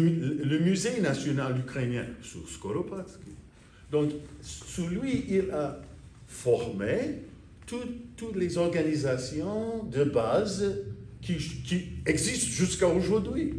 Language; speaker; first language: French; non-native, fluent; English